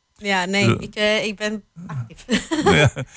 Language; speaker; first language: Dutch; non-native, fluent; Spanish